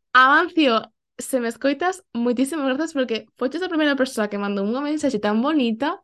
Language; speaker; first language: Galician; non-native, local second language; Spanish